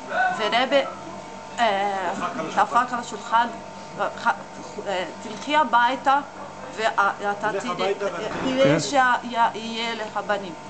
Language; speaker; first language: Hebrew; non-native, learner; English